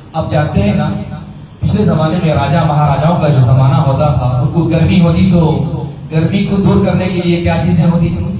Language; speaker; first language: Urdu; native; Urdu